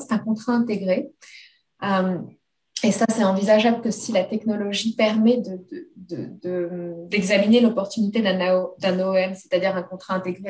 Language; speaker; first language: French; native; French